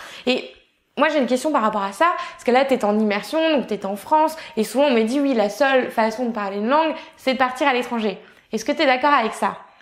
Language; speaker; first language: French; native; French